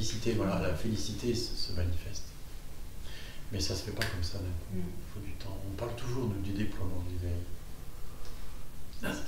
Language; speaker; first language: French; native; French